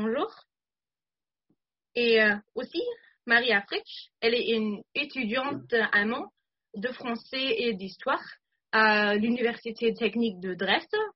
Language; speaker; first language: French; non-native, fluent; German